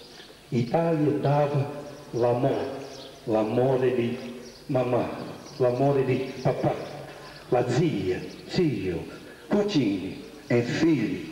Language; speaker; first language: Italian; early bilingual, heritage; English